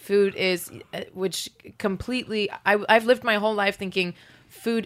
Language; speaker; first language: English; native; English